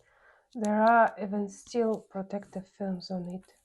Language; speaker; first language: English; non-native, fluent; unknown